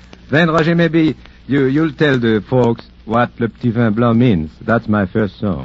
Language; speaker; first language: English; non-native, fluent; French